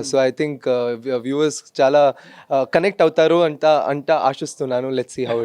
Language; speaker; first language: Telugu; non-native, fluent; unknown